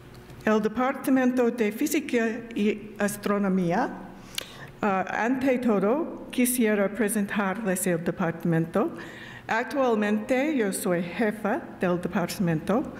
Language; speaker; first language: Spanish; non-native, learner; English